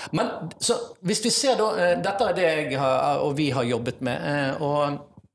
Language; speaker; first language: Norwegian; native; Norwegian